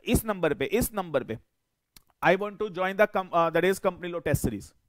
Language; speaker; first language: Hindi; native; Hindi